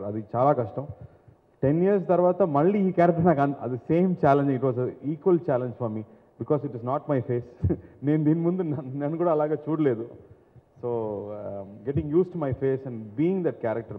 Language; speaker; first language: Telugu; non-native, learner; Tamil